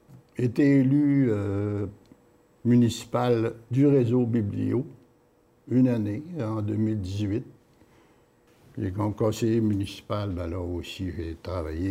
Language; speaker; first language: French; native; French